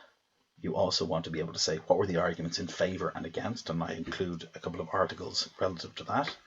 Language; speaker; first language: English; native; English